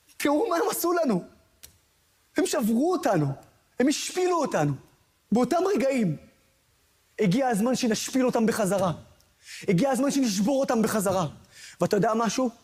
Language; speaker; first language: Hebrew; non-native, local second language; Arabic